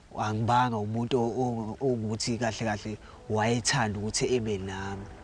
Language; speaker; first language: Zulu; native; Zulu